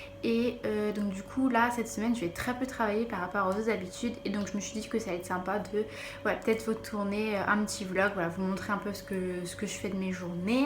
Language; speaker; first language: French; native; French